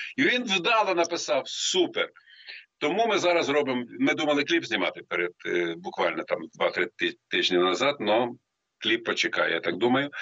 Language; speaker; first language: Ukrainian; native; Ukrainian